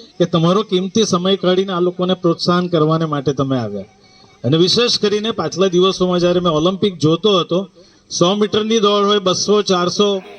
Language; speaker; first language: Gujarati; native; Gujarati